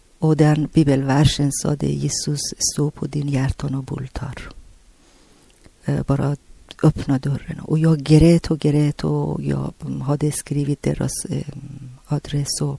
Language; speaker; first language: Swedish; non-native, learner; Persian